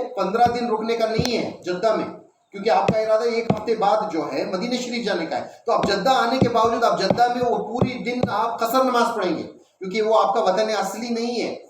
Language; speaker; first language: Urdu; native; Urdu